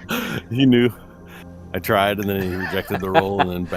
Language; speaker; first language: English; native; English